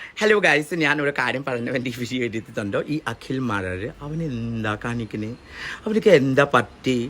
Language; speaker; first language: Malayalam; non-native, fluent; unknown